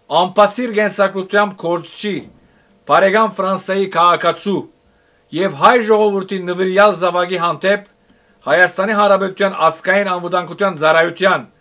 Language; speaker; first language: Armenian; early bilingual, heritage; Armenian